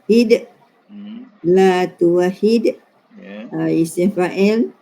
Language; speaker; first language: Arabic; non-native, learner; Malay